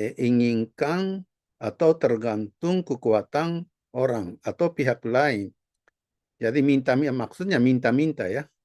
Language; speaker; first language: Indonesian; non-native, fluent; Japanese